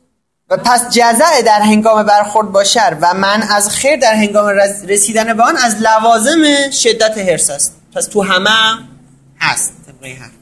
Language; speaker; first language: Persian; native; Persian